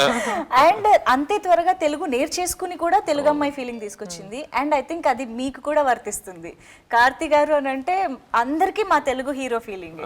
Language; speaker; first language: Telugu; native; Telugu